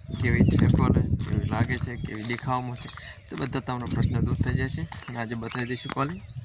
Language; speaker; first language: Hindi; non-native, local second language; Gujarati